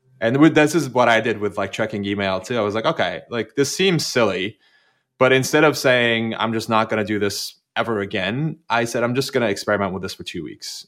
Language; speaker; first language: English; non-native, fluent; Turkish